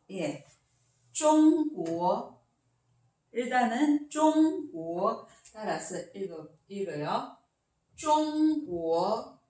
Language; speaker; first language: Korean; non-native, learner; Chinese